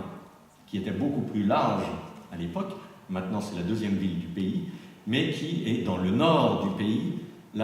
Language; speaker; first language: French; native; French